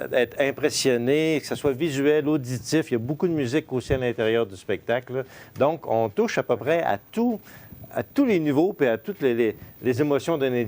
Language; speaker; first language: French; native; French